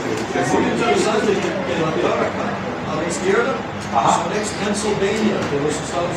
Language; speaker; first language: Spanish; non-native, fluent; English